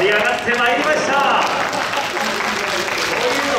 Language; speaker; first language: Japanese; native; Japanese